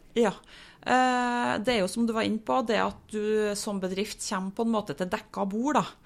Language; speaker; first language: Norwegian; native; Norwegian